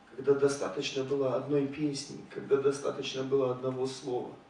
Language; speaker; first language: Russian; non-native, fluent; Polish